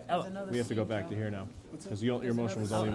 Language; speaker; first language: English; native; English